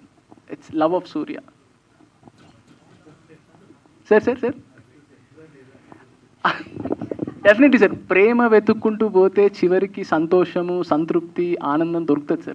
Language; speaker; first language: Telugu; native; Telugu